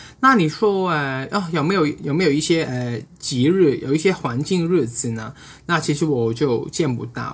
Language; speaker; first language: Chinese; non-native, local second language; Cantonese